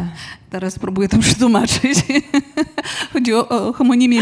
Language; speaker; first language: Ukrainian; non-native, fluent; Polish